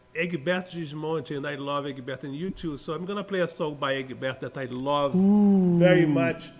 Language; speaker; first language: English; non-native, fluent; Portuguese